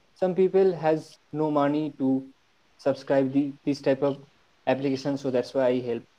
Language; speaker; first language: English; non-native, local second language; Bangla